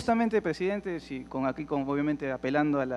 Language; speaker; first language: Spanish; native; Spanish